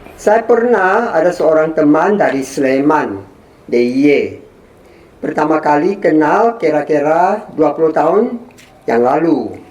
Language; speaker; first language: Indonesian; non-native, fluent; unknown